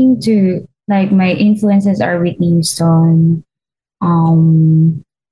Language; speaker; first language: English; non-native, local second language; Filipino